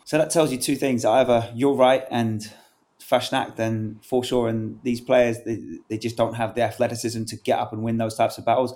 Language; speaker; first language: English; native; English